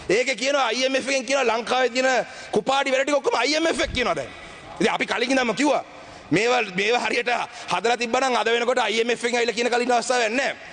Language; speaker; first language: Sinhala; non-native, local second language; Tamil